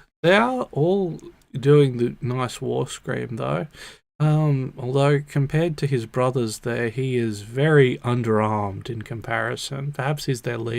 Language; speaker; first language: English; native; English